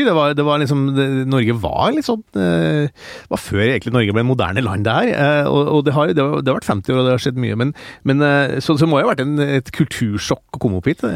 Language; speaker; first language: Norwegian; native; Norwegian